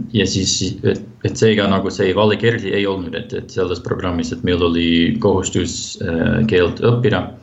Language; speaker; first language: Estonian; non-native, fluent; English